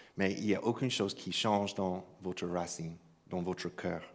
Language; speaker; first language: French; non-native, fluent; English